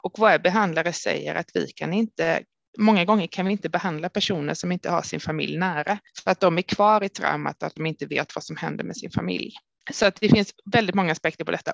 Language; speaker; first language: Swedish; native; Swedish